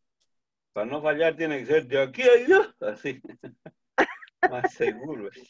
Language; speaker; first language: Spanish; native; Spanish